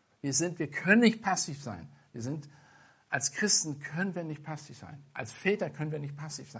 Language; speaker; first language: German; non-native, fluent; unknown